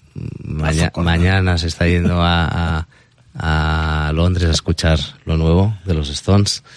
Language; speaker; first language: Spanish; native; Spanish